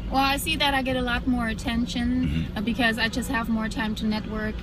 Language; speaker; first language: English; early bilingual, other home language; German